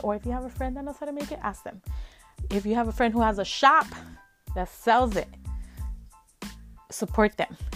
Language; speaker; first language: English; early bilingual, other home language; Spanish